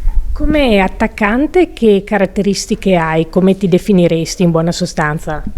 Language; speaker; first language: Italian; native; Italian